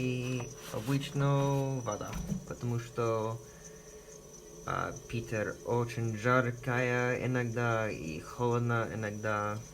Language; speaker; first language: Russian; non-native, learner; English